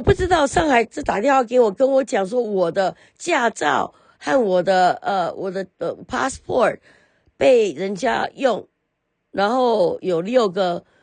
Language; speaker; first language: Chinese; early bilingual, heritage; Chinese